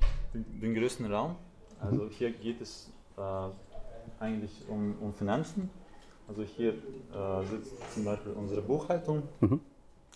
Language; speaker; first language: German; non-native, fluent; Latvian